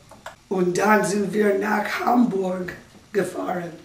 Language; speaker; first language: German; non-native, learner; English